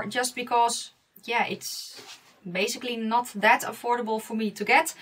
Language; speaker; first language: English; non-native, fluent; Dutch